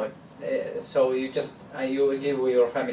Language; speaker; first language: English; non-native, learner; Arabic